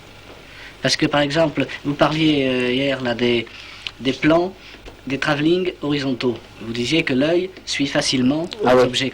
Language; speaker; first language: French; native; French